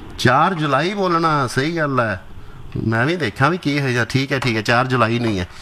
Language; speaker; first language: Punjabi; native; Punjabi